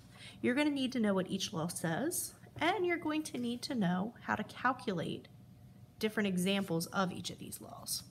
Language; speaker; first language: English; native; English